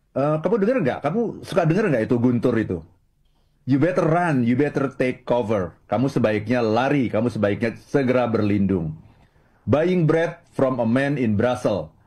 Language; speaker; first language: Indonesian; native; Indonesian